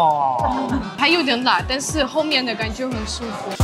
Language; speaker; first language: Chinese; non-native, fluent; Russian